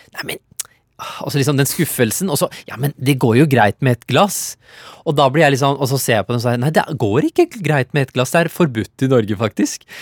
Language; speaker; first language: Norwegian; early bilingual, other home language; Urdu